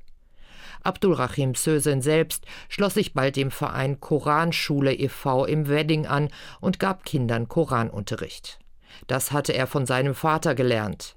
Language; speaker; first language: German; native; German